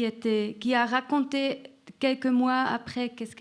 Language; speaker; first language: French; non-native, fluent; Swiss German